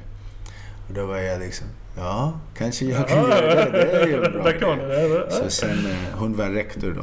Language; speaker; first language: Swedish; early bilingual, heritage; Swedish